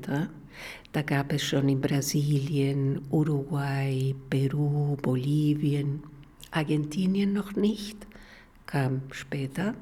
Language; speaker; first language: German; non-native, fluent; Spanish